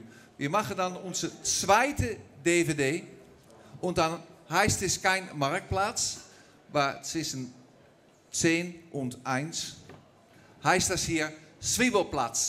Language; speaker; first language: German; non-native, learner; Dutch